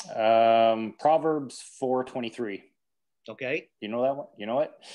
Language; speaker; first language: English; native; English